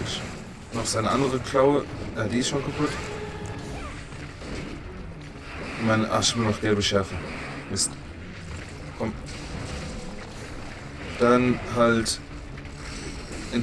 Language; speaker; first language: German; native; German